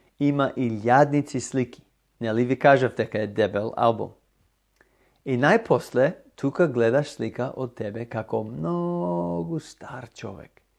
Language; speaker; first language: Macedonian; non-native, fluent; English